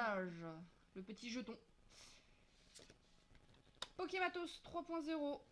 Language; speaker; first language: French; native; French